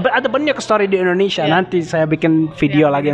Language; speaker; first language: Indonesian; non-native, learner; Arabic